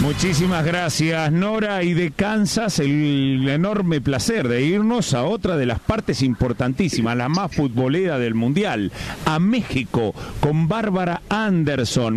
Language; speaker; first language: Spanish; native; Spanish